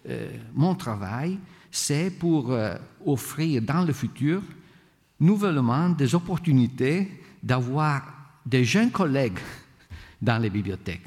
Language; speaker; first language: French; non-native, fluent; Italian